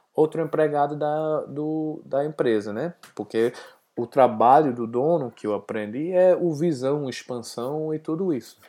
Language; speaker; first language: Portuguese; non-native, fluent; English